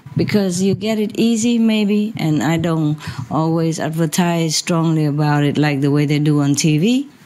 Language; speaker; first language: English; non-native, fluent; Vietnamese